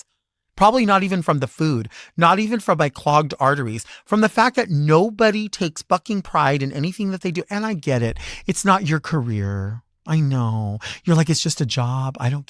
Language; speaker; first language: English; native; English